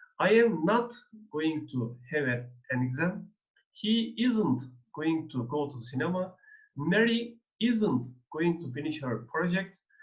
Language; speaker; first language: English; non-native, fluent; Turkish